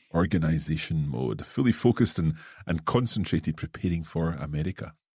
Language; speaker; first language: English; native; English